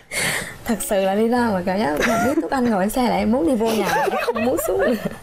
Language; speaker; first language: Vietnamese; native; Vietnamese